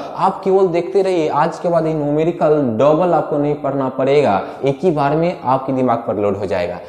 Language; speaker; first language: Hindi; native; Hindi